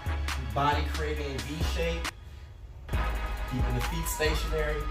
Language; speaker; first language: English; native; English